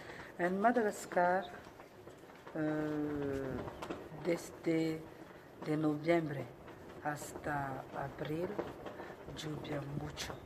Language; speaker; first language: Spanish; non-native, learner; Malagasy